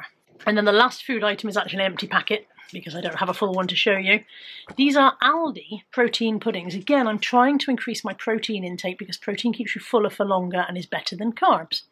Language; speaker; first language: English; native; English